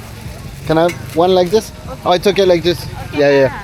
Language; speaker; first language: English; non-native, learner; French